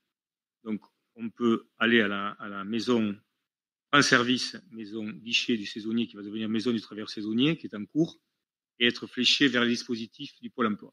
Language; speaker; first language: French; native; French